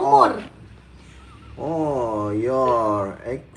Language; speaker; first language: English; non-native, learner; Indonesian